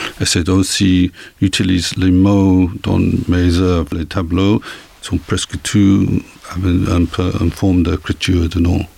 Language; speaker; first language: French; non-native, learner; English